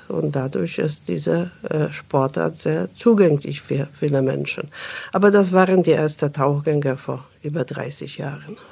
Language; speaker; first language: German; non-native, fluent; Polish